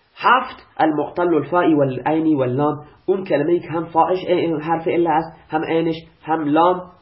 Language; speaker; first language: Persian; non-native, local second language; Baluchi